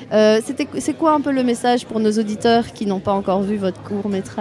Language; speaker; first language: French; native; French